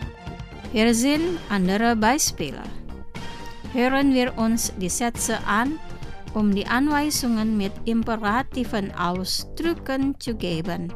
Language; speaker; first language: German; non-native, fluent; Indonesian